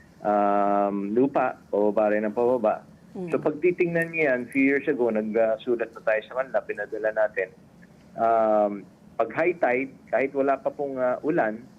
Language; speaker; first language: Filipino; native; Filipino